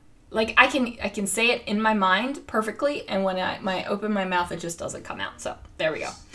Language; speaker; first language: English; native; English